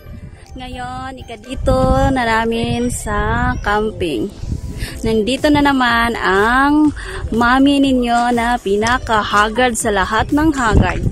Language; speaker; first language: Filipino; non-native, local second language; Cebuano